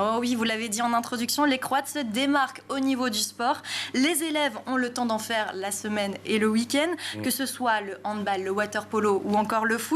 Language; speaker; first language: French; native; French